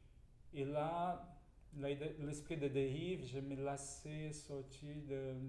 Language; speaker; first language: French; non-native, fluent; Portuguese